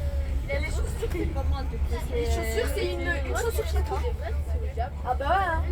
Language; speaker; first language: French; native; French